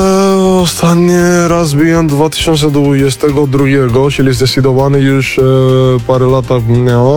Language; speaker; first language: Polish; non-native, learner; Spanish